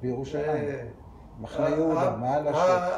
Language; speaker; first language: Hebrew; native; Hebrew